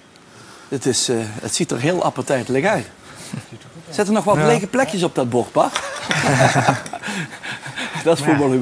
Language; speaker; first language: Dutch; native; Dutch